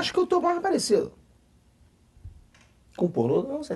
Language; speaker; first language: Portuguese; native; Portuguese